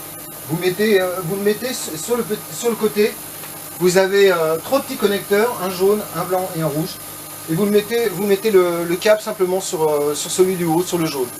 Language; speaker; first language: French; native; French